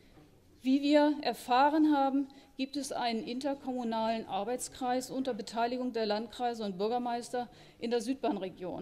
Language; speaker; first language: German; native; German